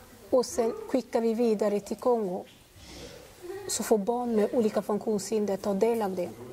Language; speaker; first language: Swedish; non-native, fluent; Lingala